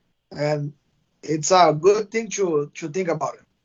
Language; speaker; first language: English; non-native, fluent; Portuguese